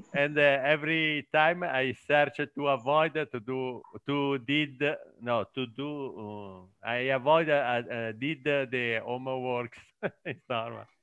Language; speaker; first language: English; non-native, learner; Italian